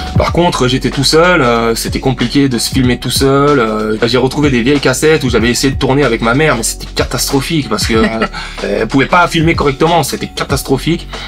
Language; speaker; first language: French; native; French